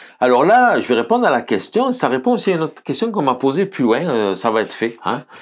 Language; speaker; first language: French; native; French